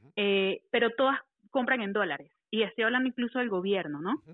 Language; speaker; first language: Spanish; native; Spanish